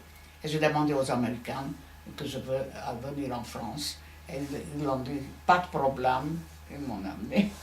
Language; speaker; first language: French; non-native, fluent; Hungarian